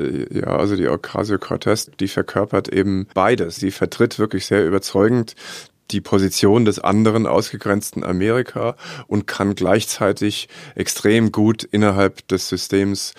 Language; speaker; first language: German; native; German